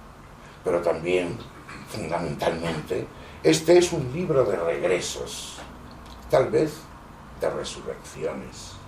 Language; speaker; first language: Spanish; native; Spanish